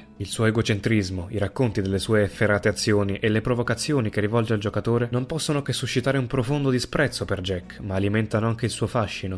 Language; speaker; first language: Italian; native; Italian